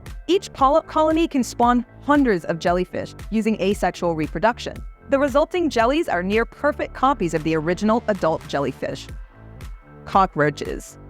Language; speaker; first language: English; native; English